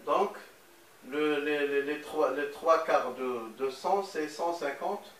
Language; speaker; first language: French; non-native, local second language; Arabic